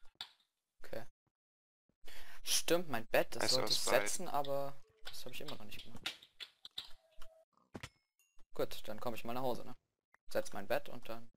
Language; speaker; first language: German; native; German